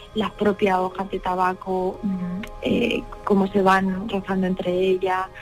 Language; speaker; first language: Spanish; native; Spanish